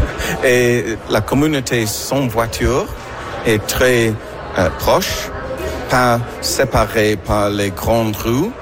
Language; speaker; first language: French; non-native, fluent; English